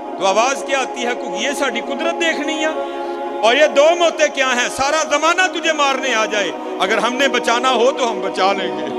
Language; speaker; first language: Urdu; non-native, local second language; Punjabi